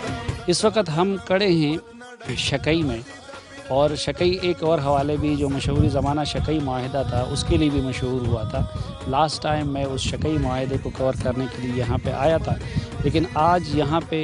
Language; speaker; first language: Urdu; non-native, local second language; Pashto